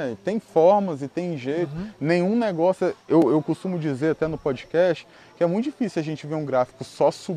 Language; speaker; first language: Portuguese; native; Portuguese